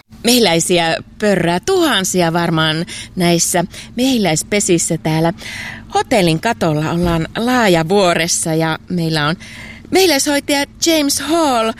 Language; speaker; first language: Finnish; native; Finnish